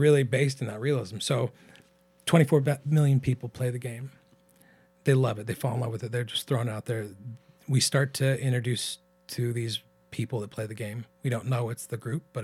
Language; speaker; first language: English; native; English